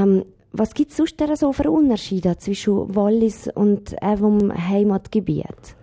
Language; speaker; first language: German; native; German